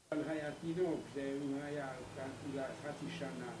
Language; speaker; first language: Hebrew; non-native, learner; German